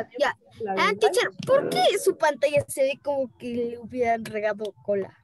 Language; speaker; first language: Spanish; native; Spanish